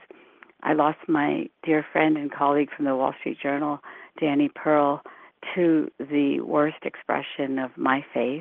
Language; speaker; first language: English; early bilingual, other home language; Urdu